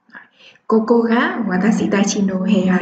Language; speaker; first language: Japanese; non-native, fluent; Vietnamese